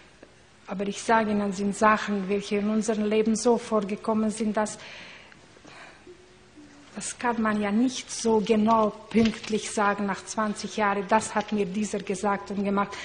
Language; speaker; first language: German; non-native, learner; Hungarian